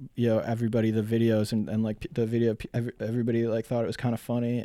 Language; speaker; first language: English; native; English